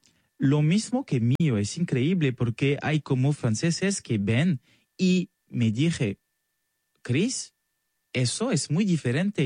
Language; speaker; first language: Spanish; non-native, learner; French